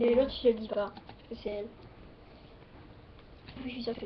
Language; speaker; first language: French; native; French